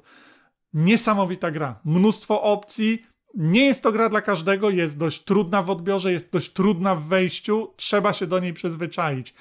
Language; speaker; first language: Polish; native; Polish